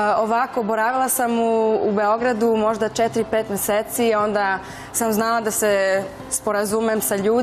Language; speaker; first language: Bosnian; non-native, fluent; Spanish